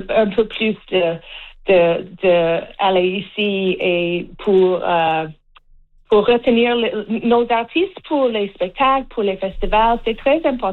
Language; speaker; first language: French; non-native, learner; English